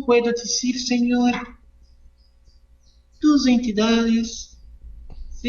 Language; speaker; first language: Spanish; non-native, learner; Portuguese